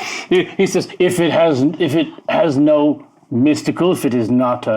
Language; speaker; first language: English; native; English